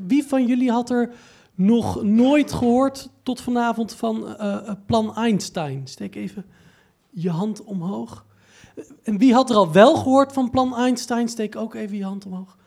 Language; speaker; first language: Dutch; native; Dutch